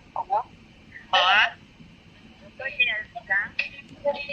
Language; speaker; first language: Cantonese; non-native, learner; Indonesian